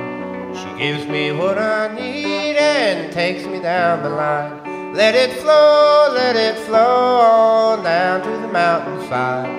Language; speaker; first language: English; native; English